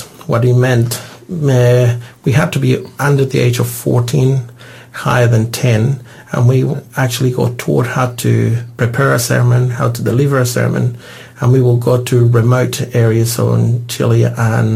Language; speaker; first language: English; non-native, fluent; Spanish